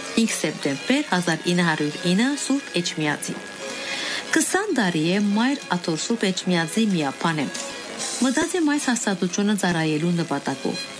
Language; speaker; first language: Armenian; early bilingual, heritage; Armenian